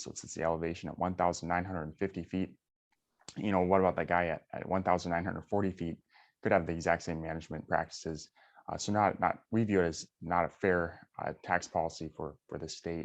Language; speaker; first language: English; native; English